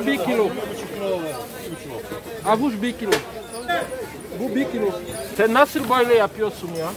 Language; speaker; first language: Turkish; non-native, learner; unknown